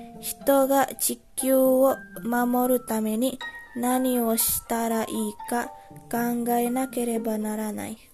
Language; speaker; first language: Japanese; non-native, learner; Indonesian